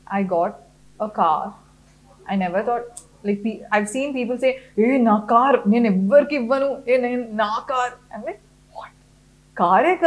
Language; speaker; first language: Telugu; non-native, fluent; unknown